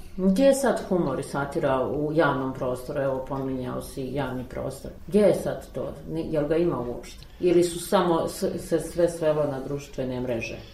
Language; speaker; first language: Bosnian; native; Bosnian